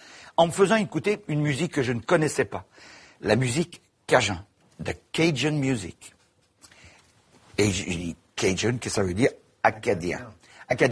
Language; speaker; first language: French; native; French